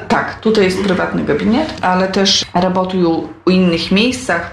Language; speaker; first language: Polish; non-native, local second language; Belarusian